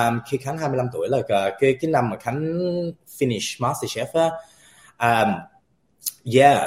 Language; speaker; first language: Vietnamese; early bilingual, heritage; Vietnamese